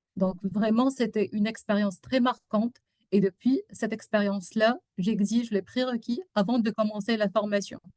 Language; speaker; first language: French; non-native, local second language; Arabic